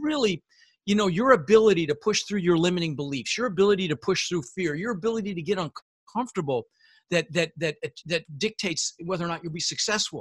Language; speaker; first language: English; early bilingual, other home language; Dutch